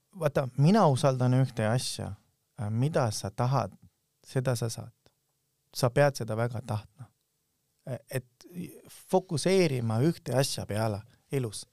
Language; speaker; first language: Estonian; non-native, fluent; Urdu